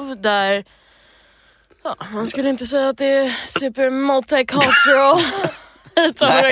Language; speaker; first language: Swedish; early bilingual, heritage; English